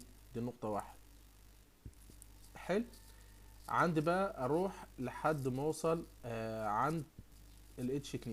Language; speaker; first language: Arabic; native; Arabic